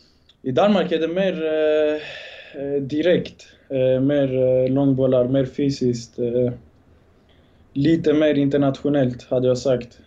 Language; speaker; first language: Swedish; early bilingual, other home language; Bosnian